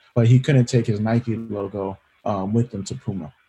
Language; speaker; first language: English; native; English